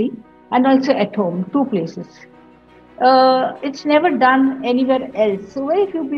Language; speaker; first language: English; non-native, local second language; Marathi